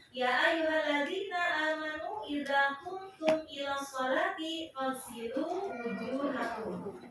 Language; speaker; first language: Indonesian; non-native, local second language; Sundanese